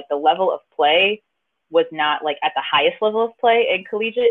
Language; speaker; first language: English; native; English